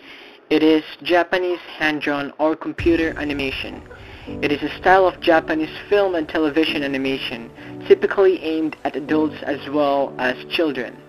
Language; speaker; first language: English; non-native, fluent; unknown